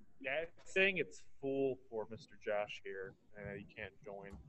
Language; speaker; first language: English; native; English